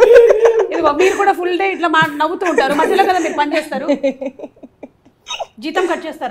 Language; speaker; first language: Telugu; native; Telugu